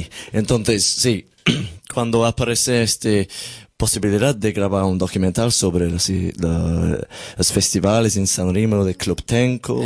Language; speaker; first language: Spanish; non-native, learner; English